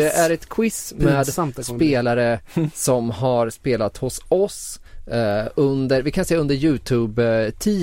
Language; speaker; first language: Swedish; native; Swedish